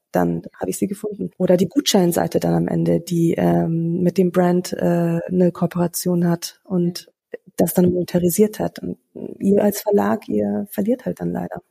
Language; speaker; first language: German; early bilingual, other home language; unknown